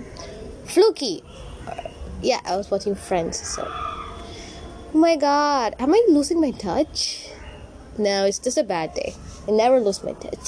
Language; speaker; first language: English; non-native, local second language; Tamil